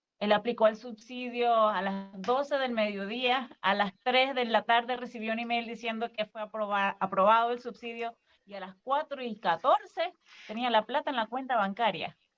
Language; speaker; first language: Spanish; native; Spanish